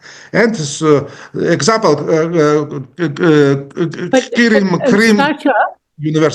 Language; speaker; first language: English; non-native, learner; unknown